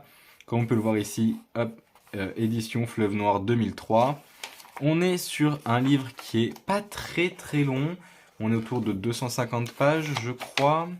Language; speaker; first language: French; native; French